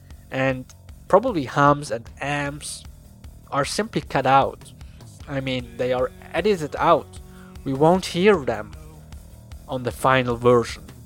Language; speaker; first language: English; non-native, fluent; Swiss German